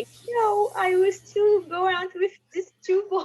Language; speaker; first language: English; non-native, learner; Portuguese